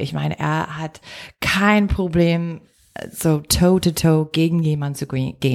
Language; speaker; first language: German; non-native, fluent; English